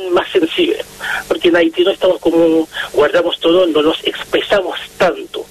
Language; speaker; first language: Spanish; non-native, fluent; Haitian Creole